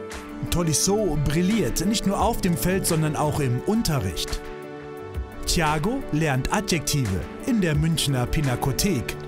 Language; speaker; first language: German; native; German